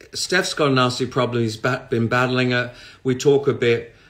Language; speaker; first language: English; native; English